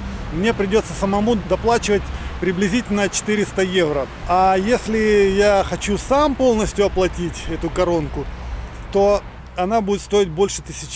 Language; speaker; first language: Russian; native; Russian